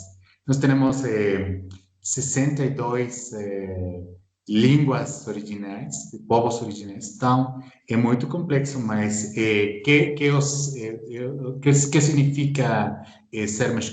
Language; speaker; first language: Portuguese; non-native, fluent; Spanish